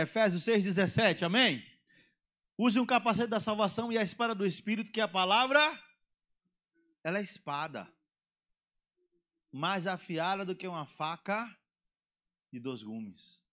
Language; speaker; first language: Portuguese; native; Portuguese